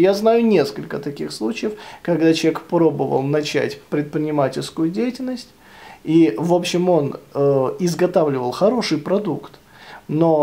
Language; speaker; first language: Russian; native; Russian